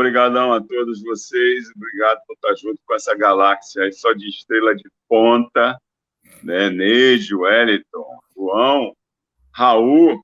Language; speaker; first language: Portuguese; native; Portuguese